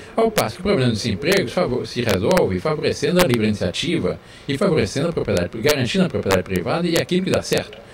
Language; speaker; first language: Portuguese; early bilingual, other home language; French